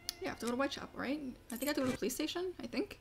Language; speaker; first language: English; native; English